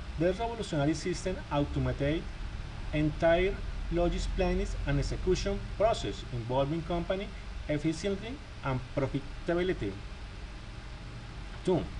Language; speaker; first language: English; non-native, learner; Spanish